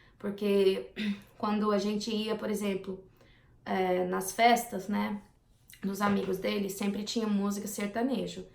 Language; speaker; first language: Portuguese; non-native, fluent; English